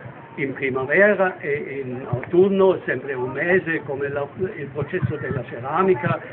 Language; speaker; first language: Italian; non-native, fluent; German